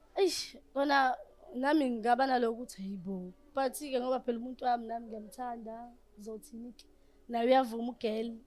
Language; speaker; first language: Zulu; native; Zulu